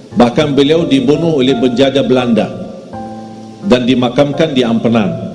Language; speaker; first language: Indonesian; non-native, fluent; Arabic